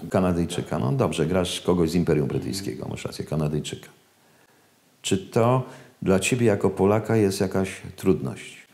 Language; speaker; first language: Polish; native; Polish